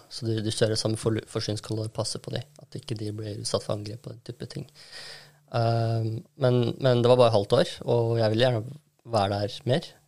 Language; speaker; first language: Norwegian; early bilingual, other home language; Kurdish